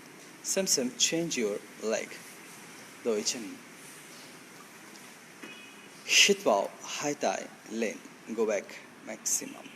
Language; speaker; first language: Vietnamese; non-native, learner; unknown